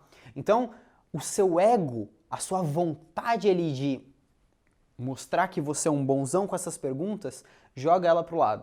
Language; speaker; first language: Portuguese; native; Portuguese